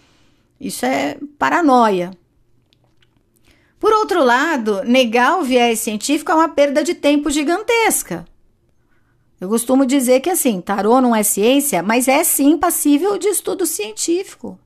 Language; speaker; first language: Portuguese; native; Portuguese